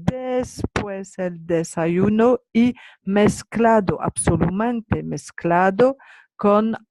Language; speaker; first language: Spanish; non-native, learner; French